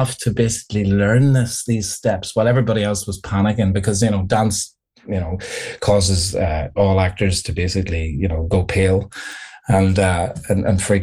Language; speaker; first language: English; native; English